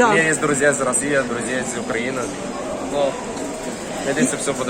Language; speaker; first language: Russian; non-native, learner; Arabic